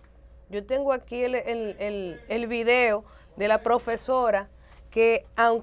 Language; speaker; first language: Spanish; native; Spanish